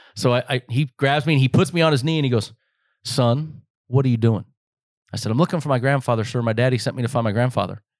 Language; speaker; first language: English; native; English